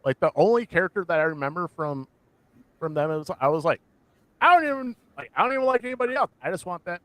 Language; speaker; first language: English; native; English